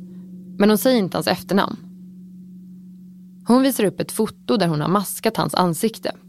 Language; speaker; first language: Swedish; native; Swedish